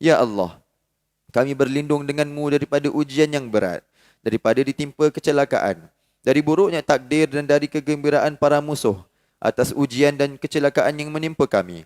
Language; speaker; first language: Malay; native; Malay